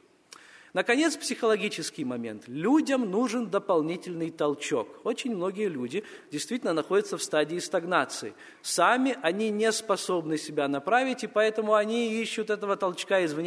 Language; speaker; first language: Russian; native; Russian